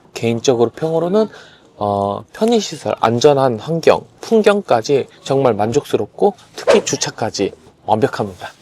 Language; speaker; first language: Korean; native; Korean